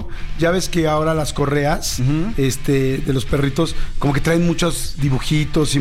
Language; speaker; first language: Spanish; native; Spanish